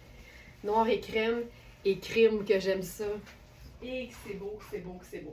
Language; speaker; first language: French; native; French